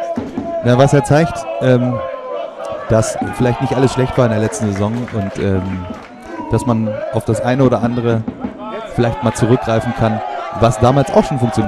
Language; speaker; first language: German; native; German